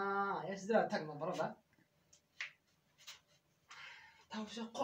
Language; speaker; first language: Russian; non-native, learner; Turkish